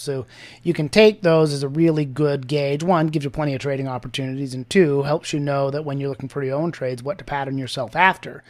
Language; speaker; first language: English; native; English